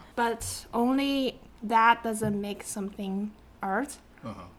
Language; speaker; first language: English; non-native, fluent; Chinese